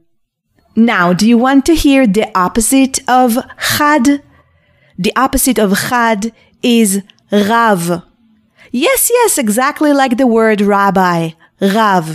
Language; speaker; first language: English; non-native, fluent; Hebrew